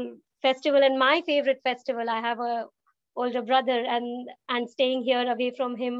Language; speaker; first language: English; non-native, local second language; Hindi